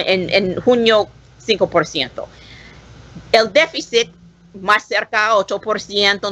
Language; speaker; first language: Spanish; non-native, learner; English